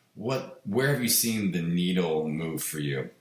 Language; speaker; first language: English; native; English